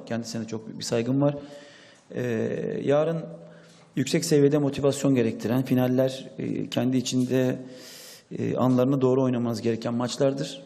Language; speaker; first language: Turkish; native; Turkish